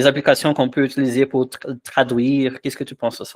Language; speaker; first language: French; non-native, fluent; Portuguese